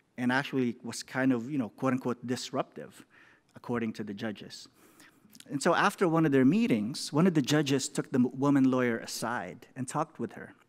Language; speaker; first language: English; non-native, local second language; Filipino